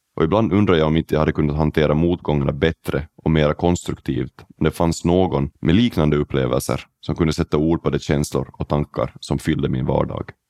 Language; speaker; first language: Swedish; native; Swedish